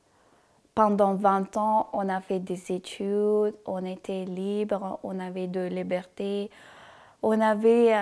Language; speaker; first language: French; non-native, learner; Persian